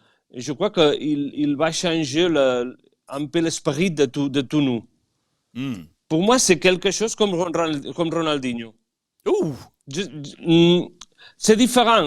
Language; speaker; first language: French; non-native, fluent; Catalan